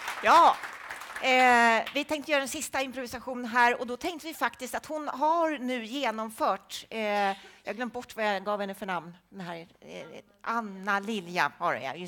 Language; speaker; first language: Swedish; native; Swedish